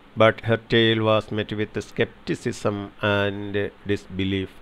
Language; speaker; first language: English; non-native, local second language; Malayalam